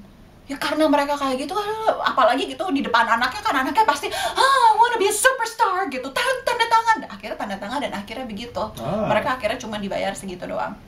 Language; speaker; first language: Indonesian; native; Indonesian